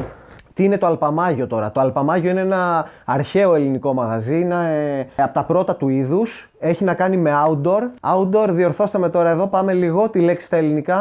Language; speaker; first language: Greek; native; Greek